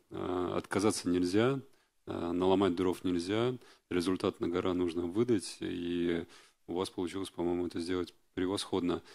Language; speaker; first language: Russian; native; Russian